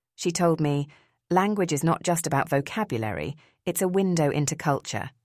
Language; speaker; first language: English; early bilingual, other home language; Spanish